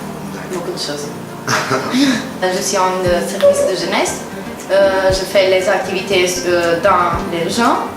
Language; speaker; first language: French; non-native, learner; Portuguese